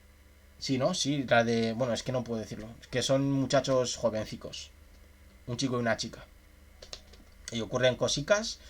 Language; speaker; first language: Spanish; native; Spanish